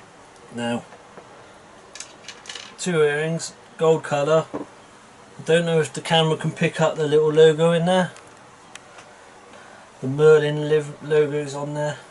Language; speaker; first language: English; native; English